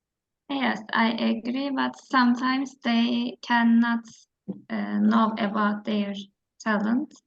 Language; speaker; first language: English; non-native, learner; Turkish